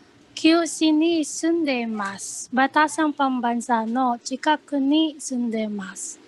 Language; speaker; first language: Japanese; non-native, learner; Filipino